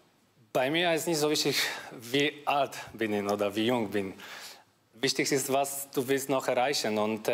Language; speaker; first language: German; non-native, fluent; Polish